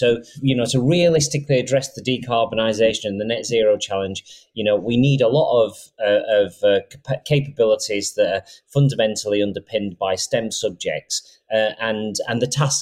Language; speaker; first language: English; native; English